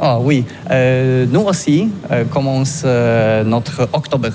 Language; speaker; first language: French; non-native, learner; Polish